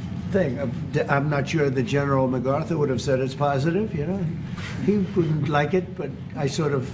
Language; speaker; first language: English; native; English